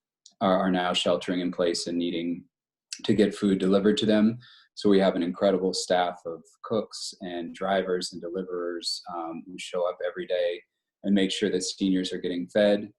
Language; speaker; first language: English; native; English